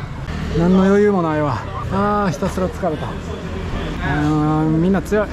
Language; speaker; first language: Japanese; native; Japanese